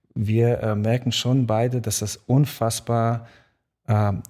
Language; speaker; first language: German; early bilingual, other home language; Polish